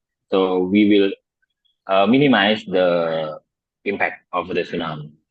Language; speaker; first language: English; non-native, learner; Indonesian